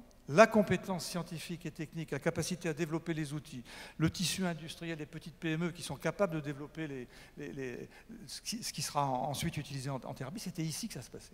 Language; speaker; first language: French; native; French